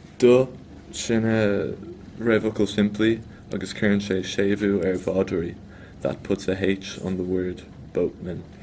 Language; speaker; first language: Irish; non-native, local second language; English